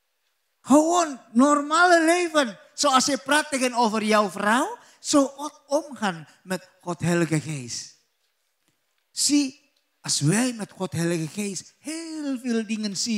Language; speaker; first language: Dutch; non-native, learner; Indonesian